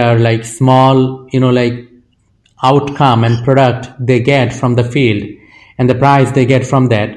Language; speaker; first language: English; non-native, local second language; Bangla